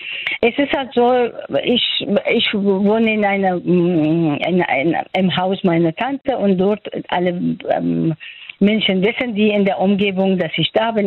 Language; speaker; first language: German; non-native, fluent; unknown